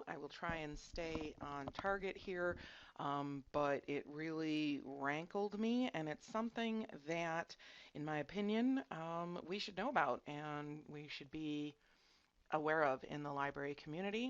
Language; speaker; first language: English; native; English